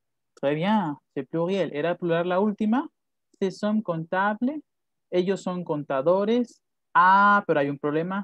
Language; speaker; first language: Spanish; native; Spanish